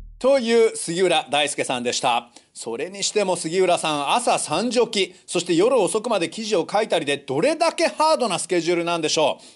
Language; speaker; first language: Japanese; native; Japanese